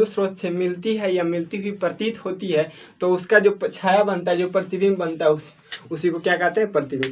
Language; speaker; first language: Hindi; native; Hindi